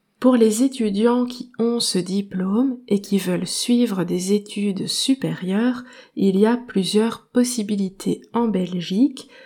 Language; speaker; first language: French; native; French